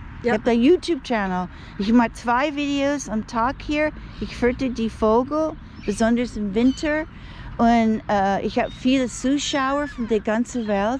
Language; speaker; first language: German; non-native, fluent; English